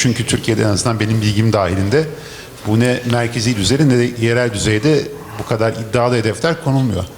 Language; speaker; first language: Turkish; native; Turkish